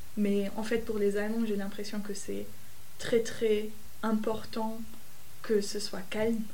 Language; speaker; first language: French; non-native, fluent; German